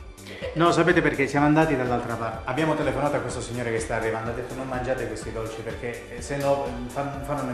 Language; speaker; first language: Italian; native; Italian